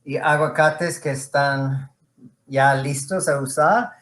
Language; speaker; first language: Spanish; non-native, fluent; English